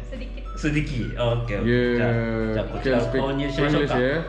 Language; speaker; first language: Japanese; native; Japanese